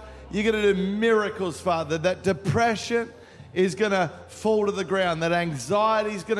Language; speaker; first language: English; native; English